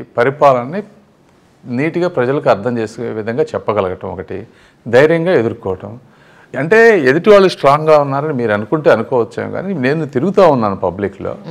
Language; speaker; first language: Telugu; native; Telugu